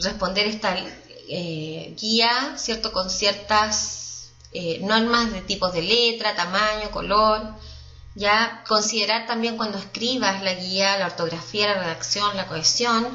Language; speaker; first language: Spanish; native; Spanish